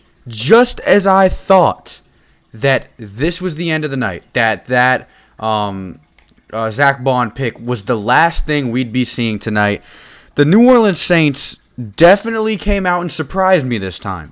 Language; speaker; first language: English; native; English